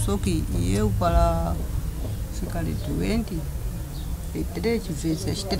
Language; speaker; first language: Portuguese; non-native, learner; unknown